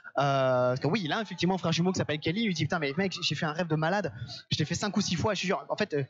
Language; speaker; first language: French; native; French